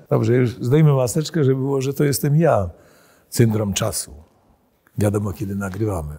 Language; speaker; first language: Polish; native; Polish